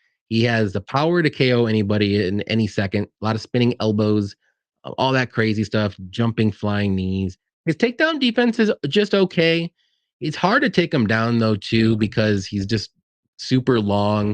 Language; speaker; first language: English; native; English